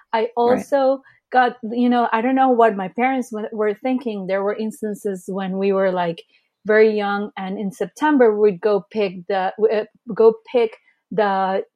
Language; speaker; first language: English; early bilingual, other home language; Spanish